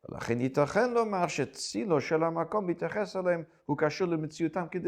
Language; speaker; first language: Hebrew; non-native, fluent; French